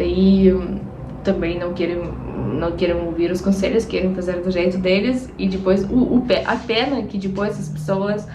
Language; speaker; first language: Portuguese; non-native, fluent; Russian